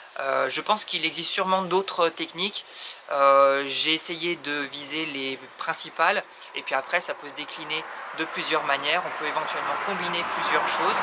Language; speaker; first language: French; native; French